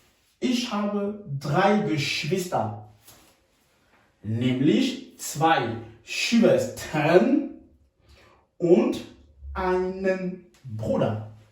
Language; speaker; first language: German; non-native, fluent; French